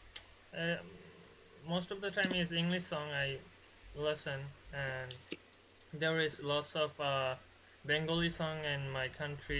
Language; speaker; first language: English; non-native, learner; Bangla